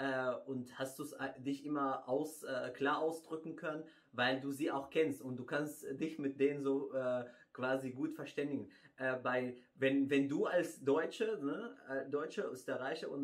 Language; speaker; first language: German; non-native, fluent; Arabic